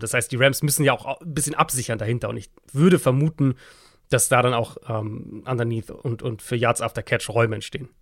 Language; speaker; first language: German; native; German